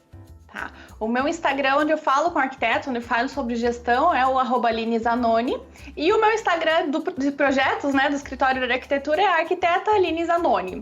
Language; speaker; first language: Portuguese; native; Portuguese